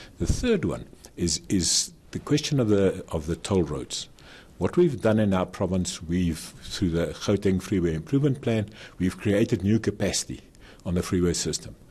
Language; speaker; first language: English; non-native, local second language; Afrikaans